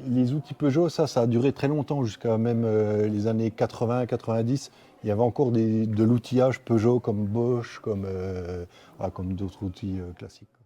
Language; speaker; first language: French; native; French